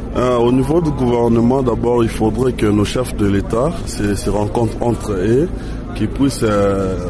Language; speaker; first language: French; non-native, local second language; Lingala